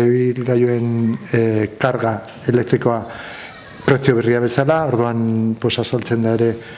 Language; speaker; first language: Basque; non-native, local second language; Spanish